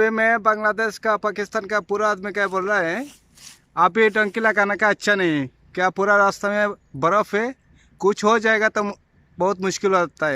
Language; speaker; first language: Hindi; non-native, local second language; Bangla